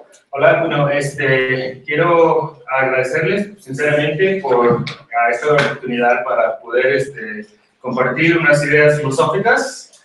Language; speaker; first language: Spanish; early bilingual, heritage; Spanish